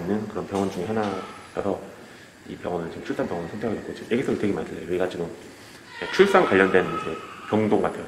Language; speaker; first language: Korean; native; Korean